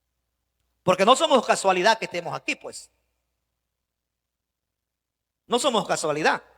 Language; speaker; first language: Spanish; native; Spanish